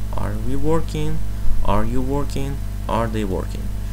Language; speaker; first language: English; non-native, fluent; Russian